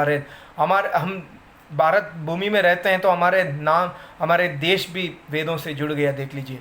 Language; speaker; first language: Hindi; non-native, local second language; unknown